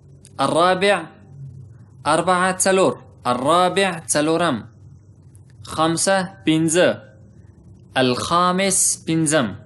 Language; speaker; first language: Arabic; non-native, fluent; Pashto